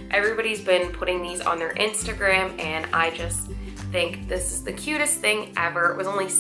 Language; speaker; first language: English; native; English